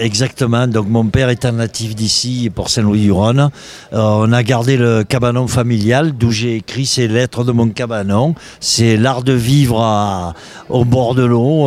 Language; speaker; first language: French; native; French